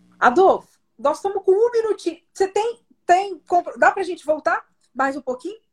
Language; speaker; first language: Portuguese; native; Portuguese